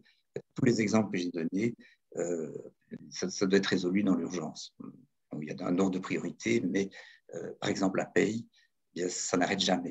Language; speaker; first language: French; native; French